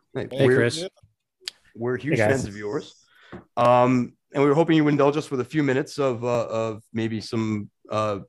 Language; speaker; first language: English; native; English